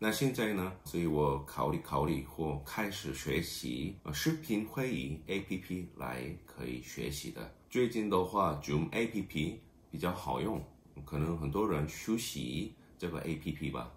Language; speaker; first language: Chinese; non-native, fluent; Korean